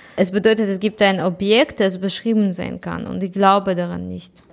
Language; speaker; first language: German; non-native, fluent; Russian